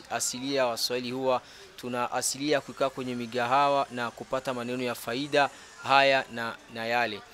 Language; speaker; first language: Swahili; native; Swahili